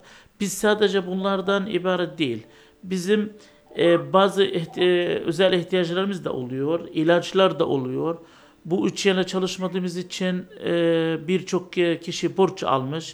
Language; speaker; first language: Turkish; non-native, learner; Arabic